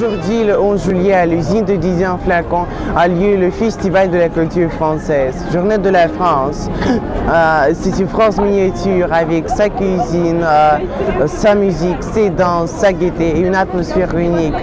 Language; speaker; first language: French; non-native, learner; Russian